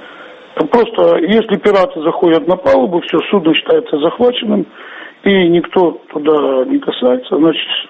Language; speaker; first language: Russian; native; Russian